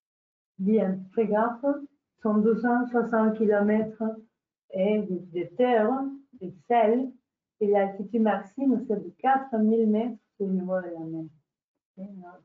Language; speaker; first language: French; non-native, learner; Spanish